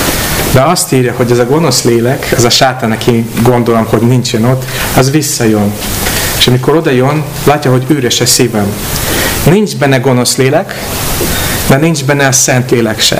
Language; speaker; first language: Hungarian; non-native, fluent; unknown